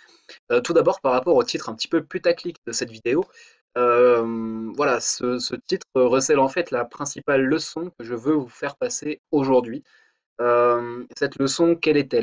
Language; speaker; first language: French; native; French